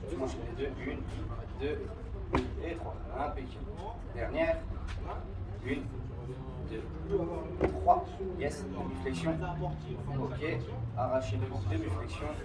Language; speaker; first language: French; native; French